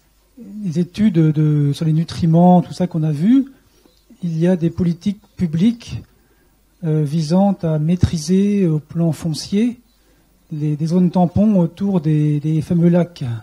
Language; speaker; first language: French; native; French